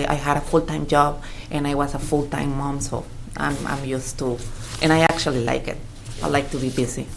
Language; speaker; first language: English; non-native, fluent; Spanish